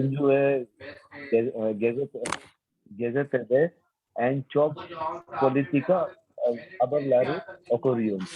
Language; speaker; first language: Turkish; non-native, learner; Urdu